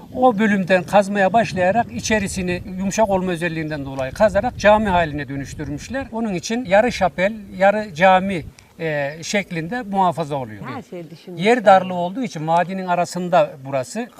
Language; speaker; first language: Turkish; native; Turkish